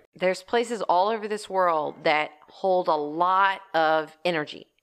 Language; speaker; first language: English; native; English